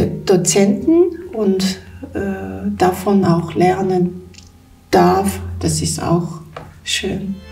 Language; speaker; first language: German; non-native, learner; Korean